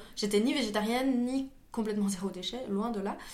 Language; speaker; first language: French; native; French